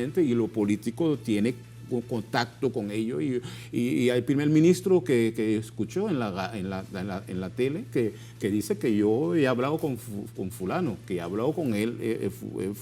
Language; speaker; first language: Spanish; non-native, fluent; Haitian Creole